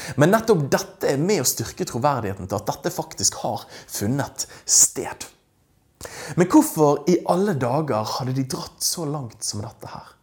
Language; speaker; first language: Norwegian; native; Norwegian